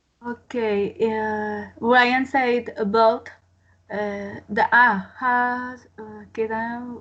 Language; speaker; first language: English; non-native, learner; Spanish